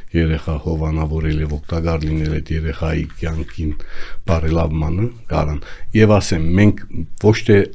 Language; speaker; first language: Armenian; native; Armenian